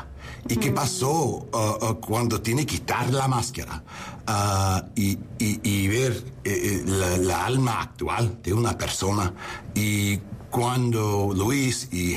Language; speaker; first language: Spanish; non-native, learner; English